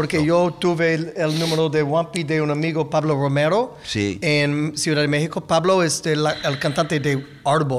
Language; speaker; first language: Spanish; non-native, learner; English